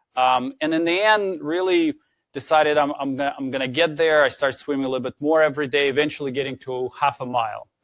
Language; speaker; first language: English; non-native, fluent; Ukrainian